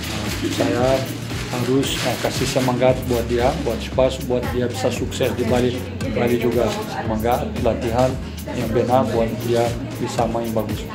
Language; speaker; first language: Indonesian; non-native, fluent; Portuguese